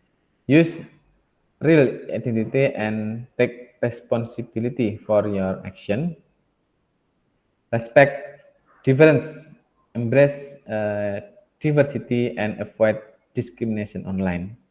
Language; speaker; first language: English; non-native, learner; Indonesian